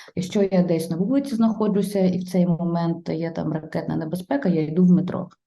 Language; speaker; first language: Ukrainian; non-native, local second language; Russian